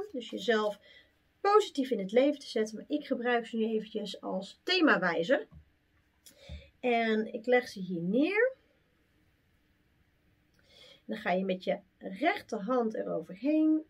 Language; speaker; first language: Dutch; native; Dutch